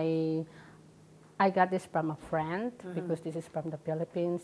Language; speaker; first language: English; non-native, local second language; Waray